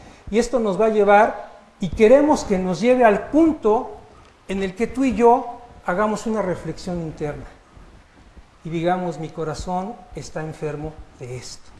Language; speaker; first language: Spanish; native; Spanish